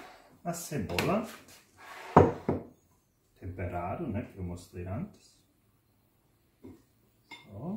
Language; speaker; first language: Portuguese; non-native, fluent; German